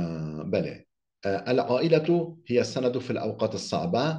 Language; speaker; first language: Arabic; non-native, fluent; Kurdish